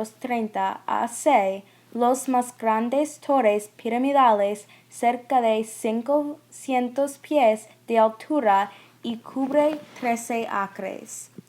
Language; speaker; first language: Spanish; non-native, learner; English